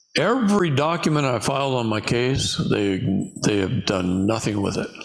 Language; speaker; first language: English; native; English